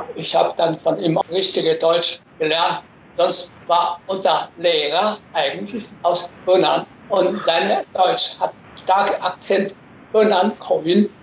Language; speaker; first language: German; non-native, fluent; Chinese